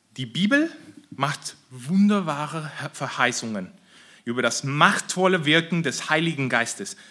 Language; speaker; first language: German; non-native, fluent; Spanish